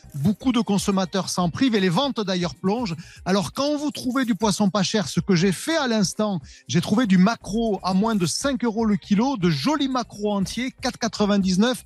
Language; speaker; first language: French; native; French